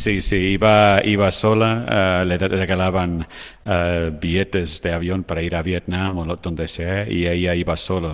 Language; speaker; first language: Spanish; non-native, fluent; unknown